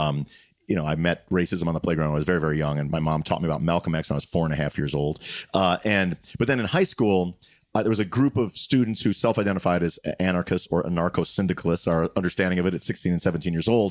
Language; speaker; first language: English; native; English